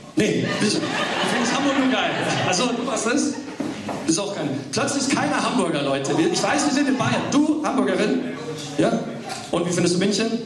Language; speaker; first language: German; early bilingual, other home language; English